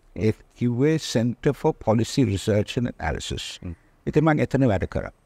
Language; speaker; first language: Sinhala; non-native, local second language; Tamil